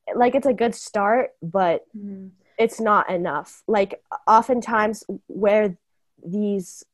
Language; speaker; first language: English; early bilingual, other home language; Chinese